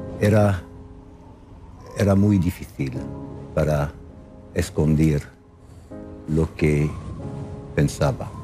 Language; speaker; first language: Spanish; non-native, fluent; English